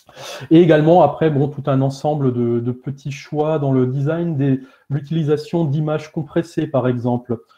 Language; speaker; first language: French; native; French